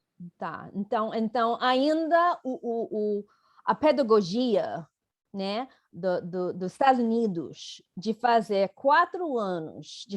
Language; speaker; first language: Portuguese; non-native, fluent; English